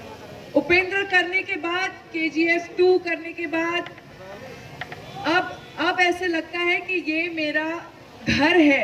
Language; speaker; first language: Hindi; native; Hindi